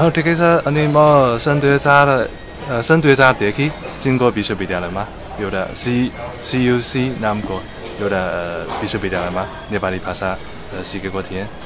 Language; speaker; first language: Nepali; non-native, fluent; Chinese